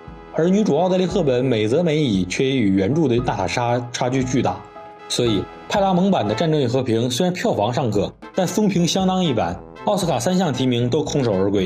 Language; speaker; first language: Chinese; native; Chinese